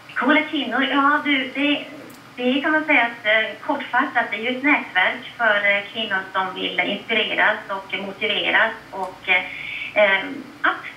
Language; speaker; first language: Swedish; native; Swedish